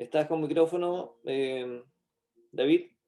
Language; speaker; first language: Spanish; native; Spanish